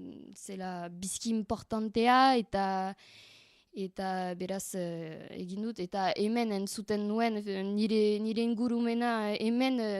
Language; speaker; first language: Basque; non-native, learner; French